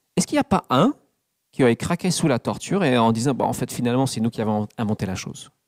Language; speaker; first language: French; non-native, fluent; English